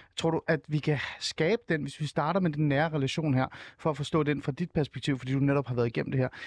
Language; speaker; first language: Danish; early bilingual, other home language; Persian